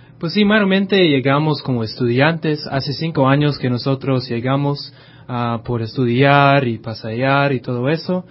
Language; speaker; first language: Spanish; non-native, fluent; English